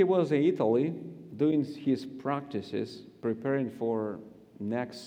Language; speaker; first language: English; non-native, fluent; Russian